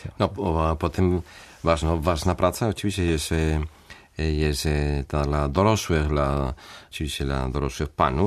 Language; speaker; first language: Polish; non-native, fluent; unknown